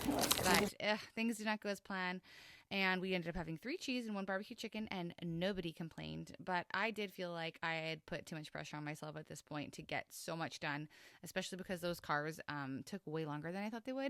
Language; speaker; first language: English; native; English